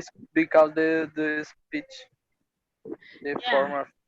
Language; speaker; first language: English; non-native, learner; Portuguese